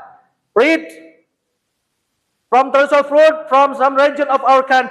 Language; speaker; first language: English; non-native, learner; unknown